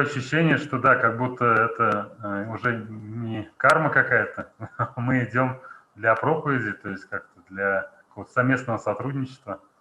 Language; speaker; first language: Russian; native; Russian